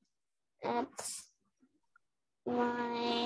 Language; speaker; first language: English; non-native, learner; Hindi